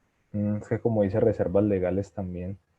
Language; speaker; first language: Spanish; native; Spanish